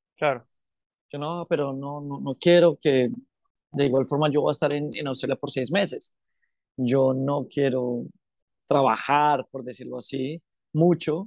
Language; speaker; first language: Spanish; native; Spanish